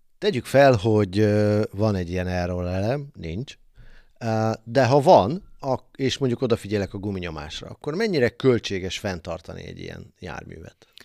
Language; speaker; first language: Hungarian; native; Hungarian